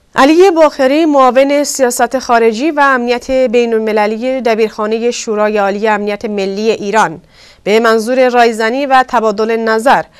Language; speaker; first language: Persian; non-native, local second language; Kurdish